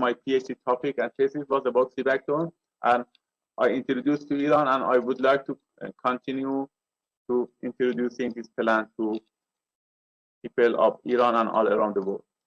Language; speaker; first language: English; non-native, learner; Persian